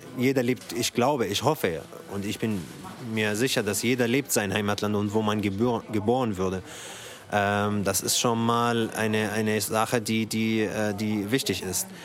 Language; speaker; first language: German; non-native, fluent; Arabic